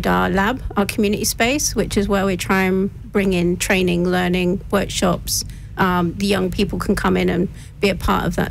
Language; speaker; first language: English; native; English